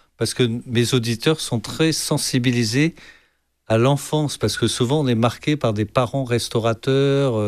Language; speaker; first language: French; native; French